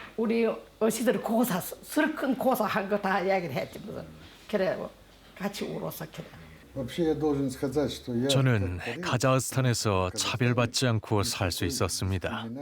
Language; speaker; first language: Korean; early bilingual, heritage; Korean